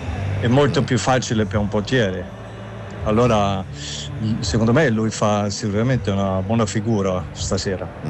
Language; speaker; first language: Italian; non-native, learner; German